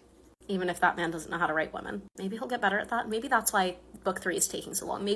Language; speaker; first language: English; native; English